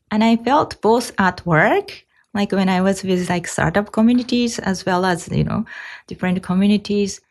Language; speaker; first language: English; non-native, fluent; Japanese